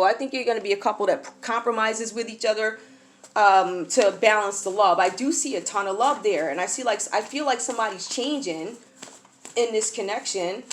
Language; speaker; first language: English; native; English